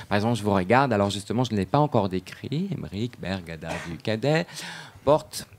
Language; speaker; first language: French; native; French